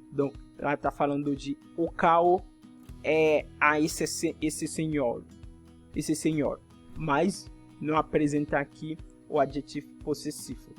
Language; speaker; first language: Portuguese; non-native, fluent; French